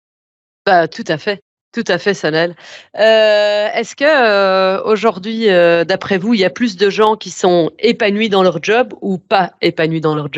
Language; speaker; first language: French; native; French